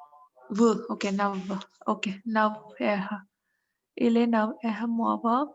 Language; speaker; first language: French; non-native, learner; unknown